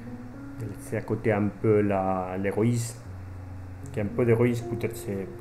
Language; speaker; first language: French; non-native, fluent; Spanish